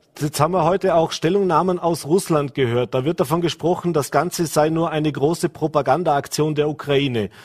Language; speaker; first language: German; native; German